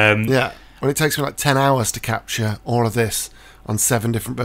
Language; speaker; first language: English; native; English